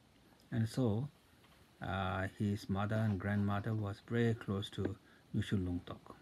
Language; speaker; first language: English; non-native, fluent; Tibetan